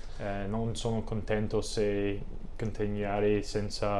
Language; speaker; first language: Italian; non-native, learner; English